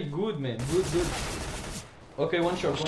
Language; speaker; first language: English; non-native, learner; Portuguese